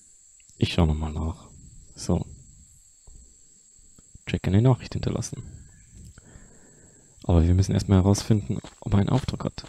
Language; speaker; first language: German; native; German